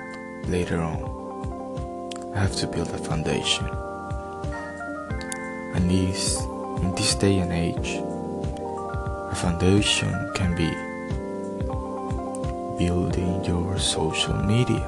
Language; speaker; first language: English; non-native, fluent; Spanish